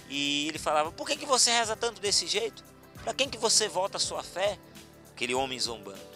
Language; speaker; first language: Portuguese; native; Portuguese